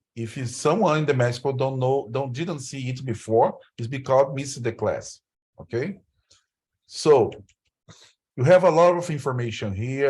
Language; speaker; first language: English; non-native, learner; Portuguese